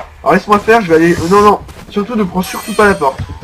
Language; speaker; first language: French; native; French